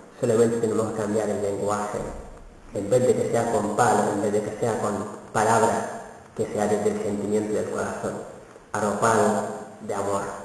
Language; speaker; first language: Spanish; non-native, fluent; Wolof